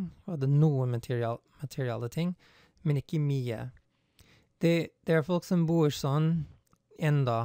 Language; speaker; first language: Norwegian; non-native, fluent; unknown